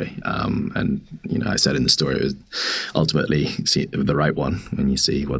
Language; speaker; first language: English; native; English